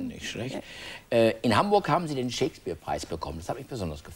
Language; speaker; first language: German; native; German